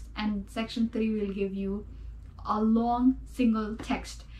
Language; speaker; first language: English; non-native, local second language; Nepali